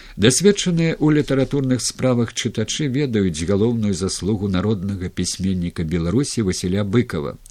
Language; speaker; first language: Belarusian; native; Belarusian